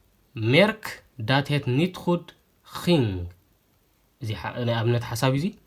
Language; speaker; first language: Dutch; non-native, fluent; Tigrinya